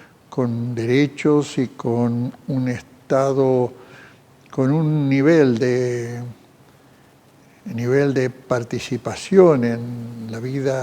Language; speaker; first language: Spanish; native; Spanish